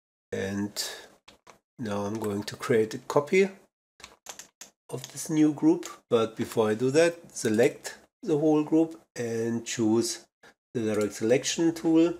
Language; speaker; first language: English; non-native, fluent; German